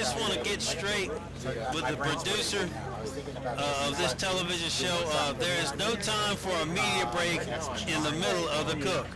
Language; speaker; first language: English; native; English